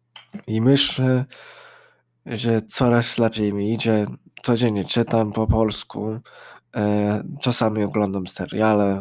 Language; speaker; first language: Polish; early bilingual, heritage; English